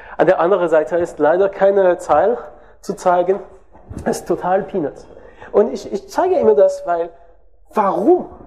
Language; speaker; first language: German; non-native, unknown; French